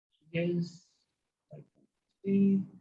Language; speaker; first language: English; non-native, learner; Spanish